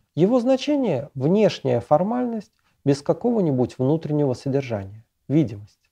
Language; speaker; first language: Russian; native; Russian